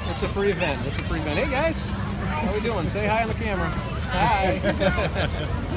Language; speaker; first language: English; native; English